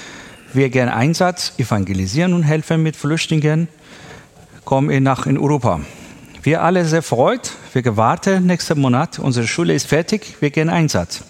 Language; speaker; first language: German; non-native, learner; Persian